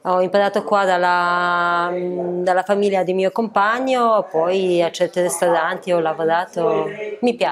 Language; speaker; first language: Italian; non-native, fluent; Polish